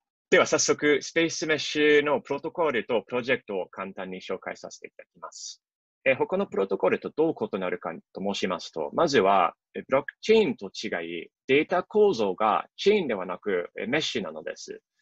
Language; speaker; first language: Japanese; non-native, fluent; English